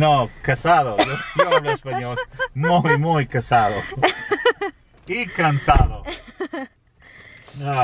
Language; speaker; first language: Spanish; non-native, learner; English